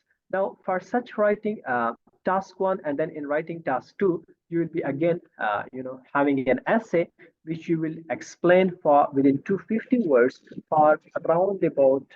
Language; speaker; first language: English; non-native, fluent; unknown